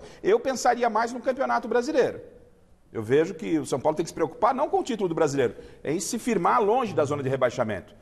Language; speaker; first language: Portuguese; native; Portuguese